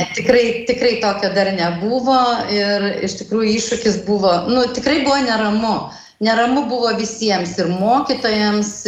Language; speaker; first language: Lithuanian; native; Lithuanian